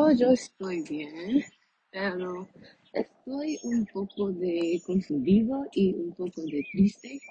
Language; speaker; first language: Spanish; non-native, learner; English